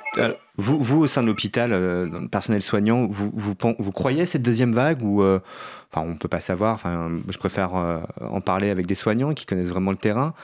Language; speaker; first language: French; native; French